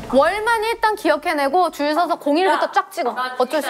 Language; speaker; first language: Korean; native; Korean